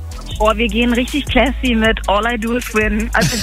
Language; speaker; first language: German; native; German